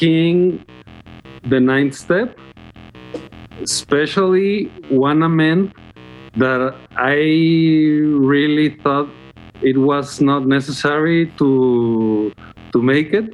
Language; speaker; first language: English; non-native, fluent; Spanish